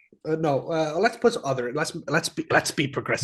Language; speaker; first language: English; non-native, fluent; Icelandic